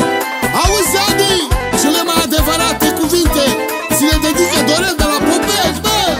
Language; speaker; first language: Romanian; native; Romanian